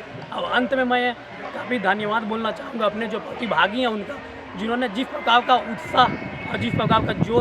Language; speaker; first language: Hindi; native; Hindi